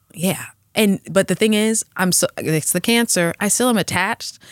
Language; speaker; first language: English; native; English